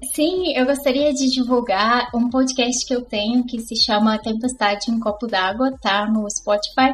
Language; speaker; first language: Portuguese; native; Portuguese